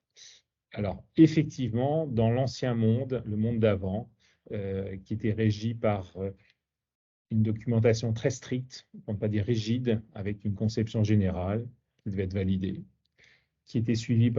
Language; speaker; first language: French; native; French